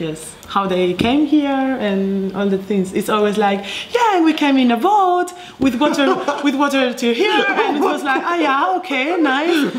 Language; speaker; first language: English; non-native, fluent; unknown